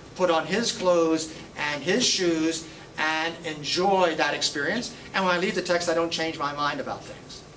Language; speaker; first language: English; native; English